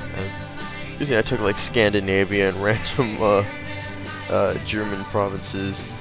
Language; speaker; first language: English; native; English